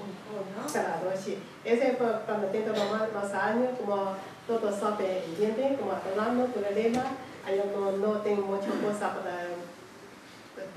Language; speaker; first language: Spanish; non-native, learner; Chinese